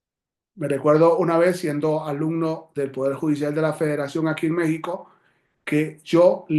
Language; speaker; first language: Spanish; native; Spanish